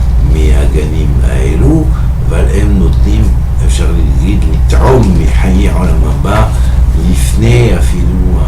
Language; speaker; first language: Hebrew; non-native, fluent; French